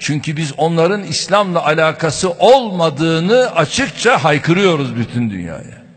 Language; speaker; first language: Turkish; native; Turkish